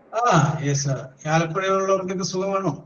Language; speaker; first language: Malayalam; native; Malayalam